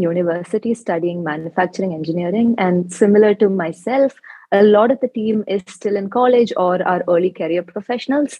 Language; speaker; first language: English; non-native, local second language; Malayalam